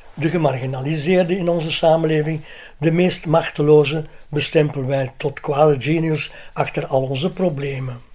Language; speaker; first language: Dutch; native; Dutch